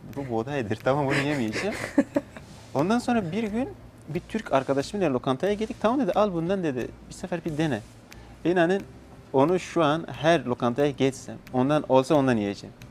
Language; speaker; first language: Turkish; non-native, fluent; Persian